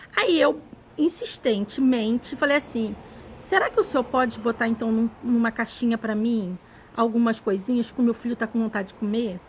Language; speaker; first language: Portuguese; native; Portuguese